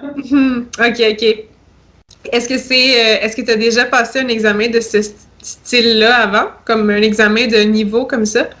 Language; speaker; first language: French; native; French